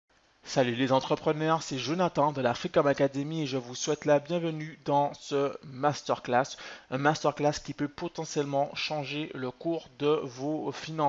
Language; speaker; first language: French; native; French